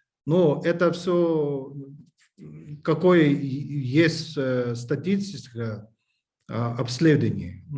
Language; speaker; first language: Russian; non-native, learner; English